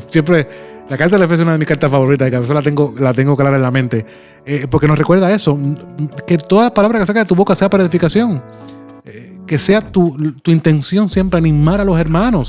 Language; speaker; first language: Spanish; native; Spanish